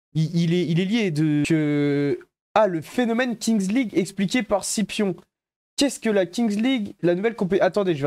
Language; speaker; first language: French; native; French